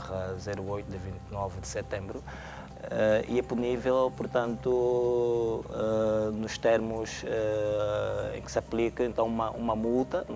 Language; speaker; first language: Portuguese; native; Portuguese